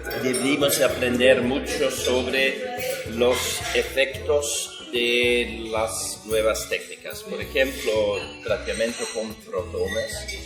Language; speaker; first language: Spanish; non-native, fluent; Dutch